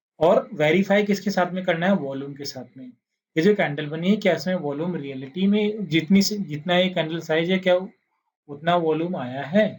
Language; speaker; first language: Hindi; native; Hindi